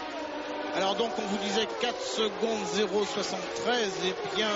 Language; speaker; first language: French; native; French